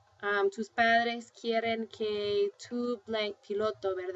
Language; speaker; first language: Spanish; non-native, fluent; English